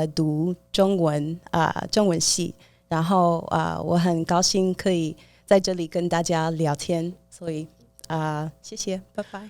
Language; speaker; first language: Chinese; non-native, fluent; English